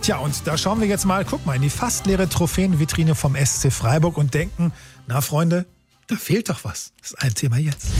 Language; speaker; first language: German; native; German